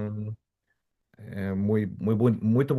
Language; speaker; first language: Portuguese; non-native, learner; German